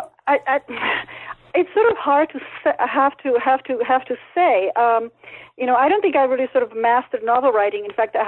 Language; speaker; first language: English; non-native, fluent; Czech